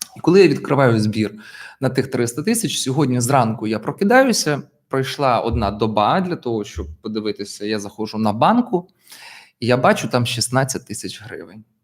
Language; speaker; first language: Ukrainian; non-native, local second language; Russian